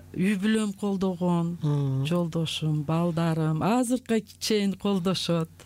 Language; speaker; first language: Kyrgyz; non-native, local second language; Uzbek